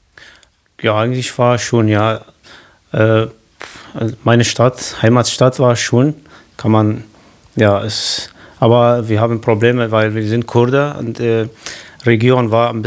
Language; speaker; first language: German; non-native, learner; Kurdish